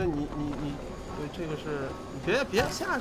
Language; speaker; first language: Chinese; native; Chinese